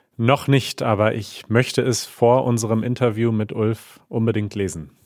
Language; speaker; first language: German; native; German